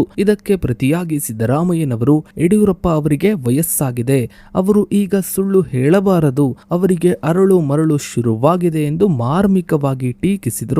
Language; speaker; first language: Kannada; native; Kannada